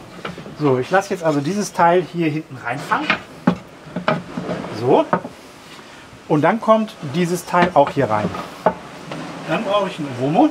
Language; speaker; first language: German; native; German